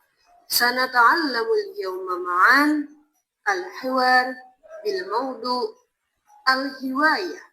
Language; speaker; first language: Arabic; non-native, fluent; Indonesian